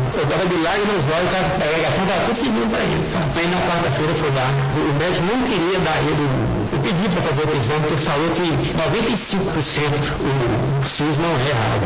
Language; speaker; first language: Portuguese; native; Portuguese